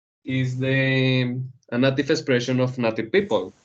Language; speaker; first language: English; non-native, learner; Spanish